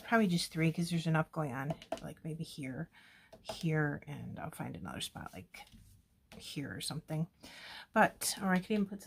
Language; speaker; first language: English; native; English